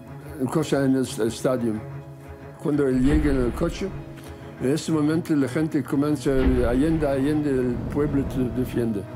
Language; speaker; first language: Spanish; non-native, learner; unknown